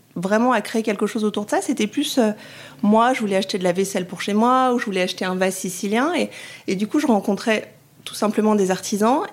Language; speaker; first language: French; native; French